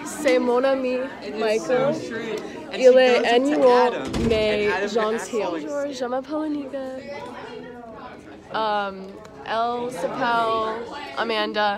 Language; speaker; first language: French; non-native, learner; English